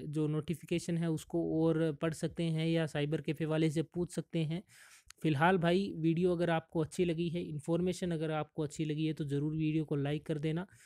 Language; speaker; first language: Hindi; native; Hindi